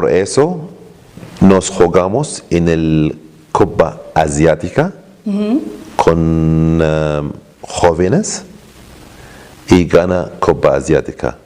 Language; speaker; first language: Spanish; non-native, learner; Arabic